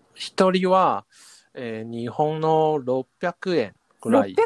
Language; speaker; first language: Japanese; non-native, learner; Chinese